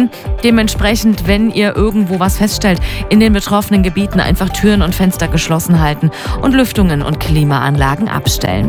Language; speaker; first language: German; native; German